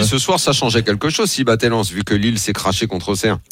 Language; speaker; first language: French; native; French